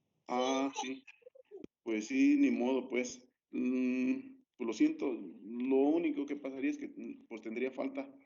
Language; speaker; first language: Spanish; native; Spanish